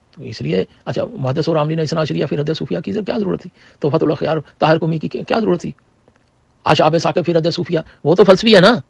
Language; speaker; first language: Urdu; non-native, local second language; Punjabi